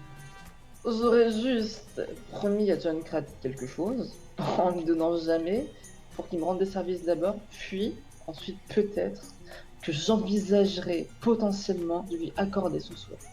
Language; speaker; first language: French; native; French